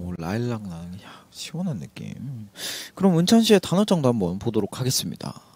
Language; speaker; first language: Korean; native; Korean